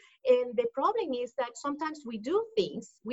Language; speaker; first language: English; non-native, fluent; Spanish